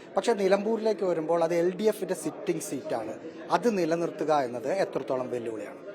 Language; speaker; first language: Malayalam; native; Malayalam